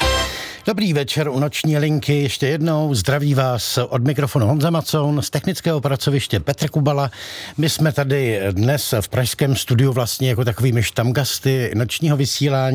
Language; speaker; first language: Czech; native; Czech